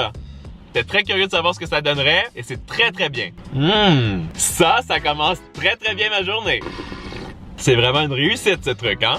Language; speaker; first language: French; native; French